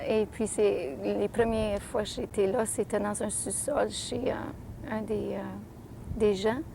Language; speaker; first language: French; non-native, local second language; English